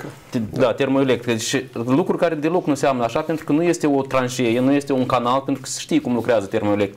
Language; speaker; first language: Romanian; native; Romanian